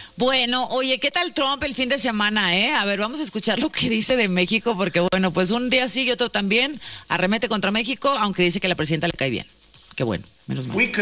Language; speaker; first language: Spanish; native; Spanish